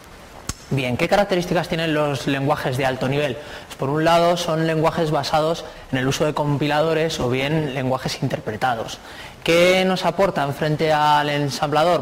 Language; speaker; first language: Spanish; native; Spanish